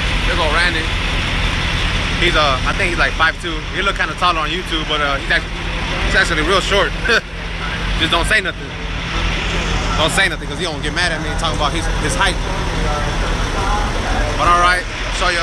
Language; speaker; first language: English; early bilingual, other home language; Spanish